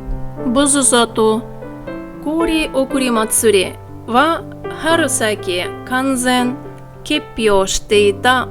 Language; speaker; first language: Japanese; non-native, fluent; Tatar